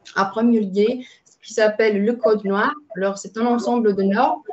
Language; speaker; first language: French; non-native, fluent; Romanian